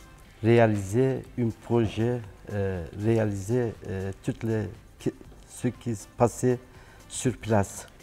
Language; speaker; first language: French; non-native, learner; Turkish